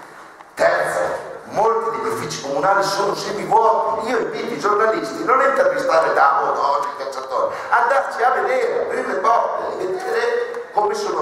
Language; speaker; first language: Italian; native; Italian